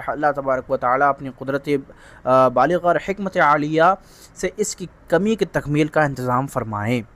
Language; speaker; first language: Urdu; native; Urdu